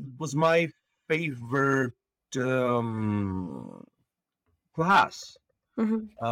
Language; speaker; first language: English; non-native, fluent; Bulgarian